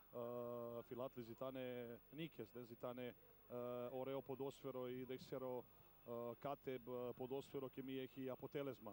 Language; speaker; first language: Greek; non-native, fluent; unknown